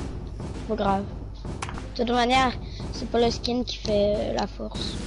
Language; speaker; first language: French; native; French